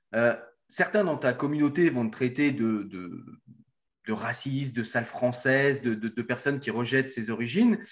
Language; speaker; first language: French; native; French